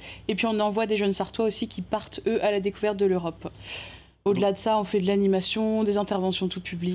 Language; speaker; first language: French; native; French